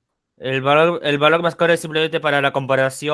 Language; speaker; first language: Spanish; native; Spanish